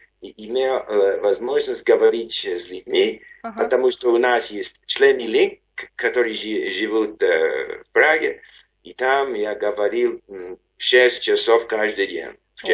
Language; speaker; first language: Russian; non-native, learner; English